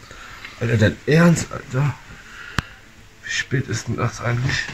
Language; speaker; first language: German; native; German